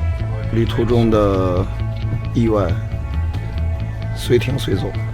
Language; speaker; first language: Chinese; native; Chinese